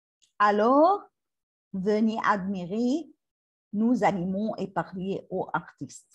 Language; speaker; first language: French; non-native, learner; Arabic